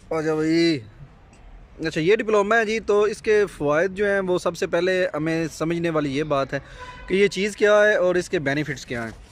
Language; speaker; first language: Urdu; non-native, local second language; Punjabi